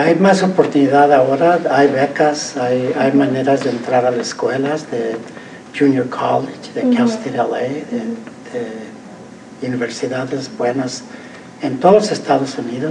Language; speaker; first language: Spanish; early bilingual, heritage; Spanish